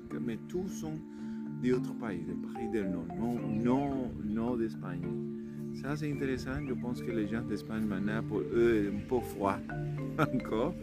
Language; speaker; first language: French; non-native, learner; Spanish